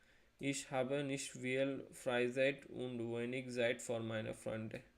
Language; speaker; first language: German; non-native, learner; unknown